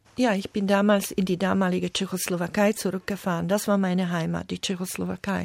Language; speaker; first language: German; non-native, fluent; Slovak